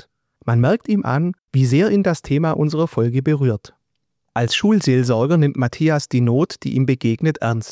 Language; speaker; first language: German; native; German